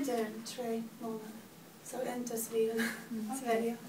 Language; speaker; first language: Swedish; non-native, learner; English